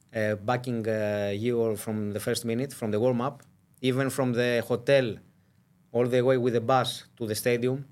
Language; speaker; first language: English; non-native, fluent; Greek